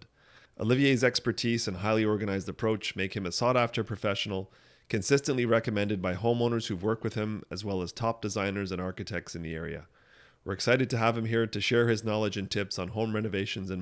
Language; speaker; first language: English; native; English